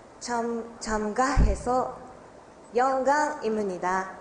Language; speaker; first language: Korean; non-native, learner; Japanese